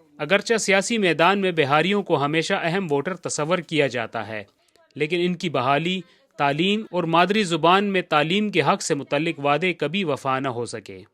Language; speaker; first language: Urdu; native; Urdu